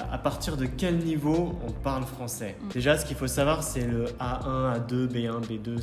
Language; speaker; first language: French; native; French